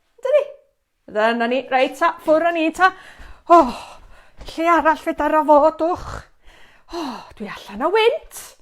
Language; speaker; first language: Welsh; native; Welsh